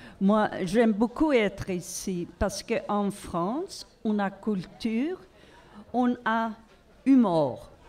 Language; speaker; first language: French; non-native, learner; Swedish